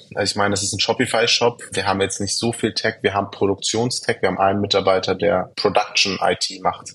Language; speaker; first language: German; early bilingual, other home language; Persian